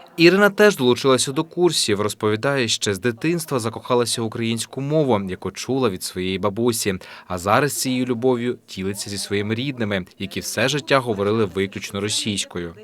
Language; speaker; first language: Ukrainian; native; Ukrainian